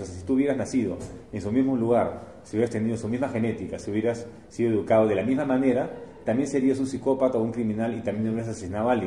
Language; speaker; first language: Spanish; native; Spanish